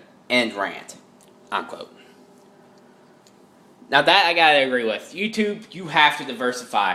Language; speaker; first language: English; native; English